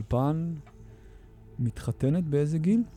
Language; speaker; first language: Hebrew; native; Hebrew